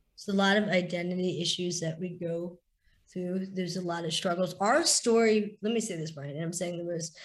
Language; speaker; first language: English; native; English